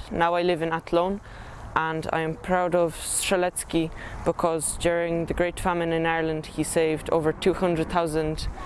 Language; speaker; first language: English; non-native, fluent; Polish